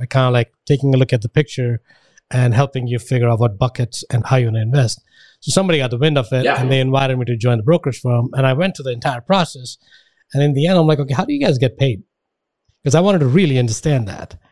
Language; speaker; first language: English; non-native, local second language; Hindi